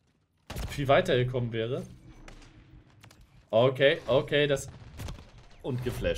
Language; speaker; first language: German; native; German